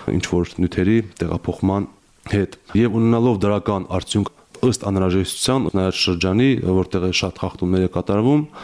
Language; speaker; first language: Armenian; native; Armenian